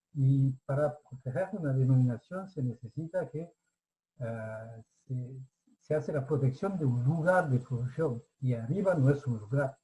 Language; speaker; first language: Spanish; non-native, fluent; French